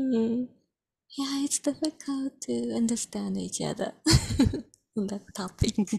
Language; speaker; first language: English; non-native, fluent; Japanese